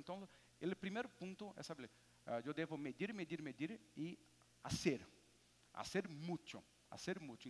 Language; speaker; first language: Spanish; non-native, learner; Portuguese